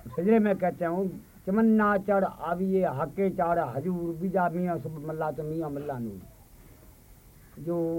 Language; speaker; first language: Hindi; non-native, local second language; Marwari